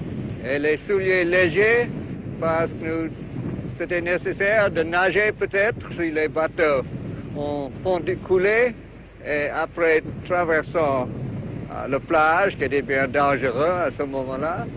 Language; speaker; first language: French; non-native, learner; English